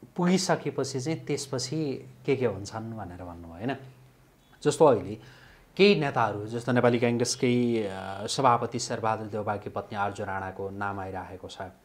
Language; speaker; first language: Nepali; native; Nepali